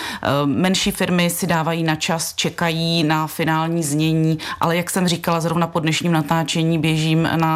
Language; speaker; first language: Czech; native; Czech